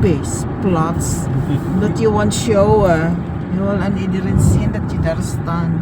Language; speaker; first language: Dutch; non-native, learner; Filipino